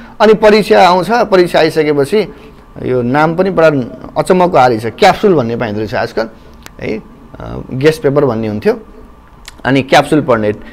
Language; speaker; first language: Nepali; native; Nepali